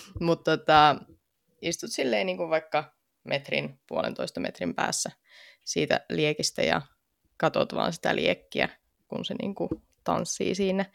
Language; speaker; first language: Finnish; native; Finnish